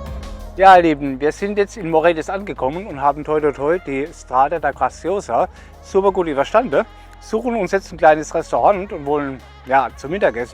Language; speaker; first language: German; native; German